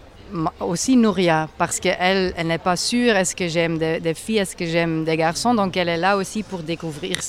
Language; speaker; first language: French; non-native, local second language; Dutch